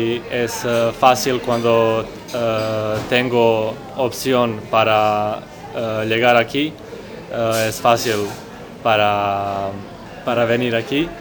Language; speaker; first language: Spanish; non-native, learner; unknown